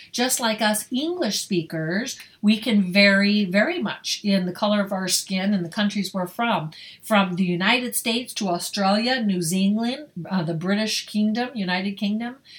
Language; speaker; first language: English; native; English